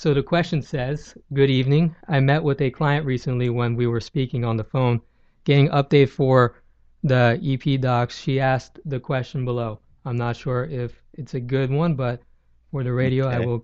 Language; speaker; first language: English; native; English